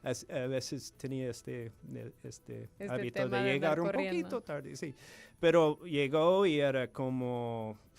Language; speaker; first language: Spanish; non-native, fluent; English